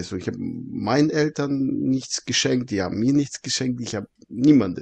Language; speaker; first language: German; non-native, fluent; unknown